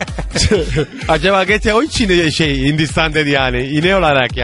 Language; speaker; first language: Turkish; non-native, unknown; Italian